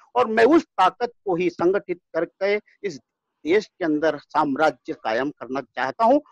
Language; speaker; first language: Hindi; native; Hindi